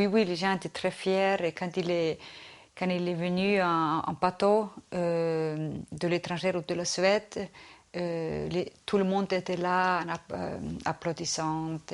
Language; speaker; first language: French; non-native, fluent; Icelandic